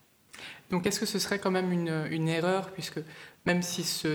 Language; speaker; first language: French; native; French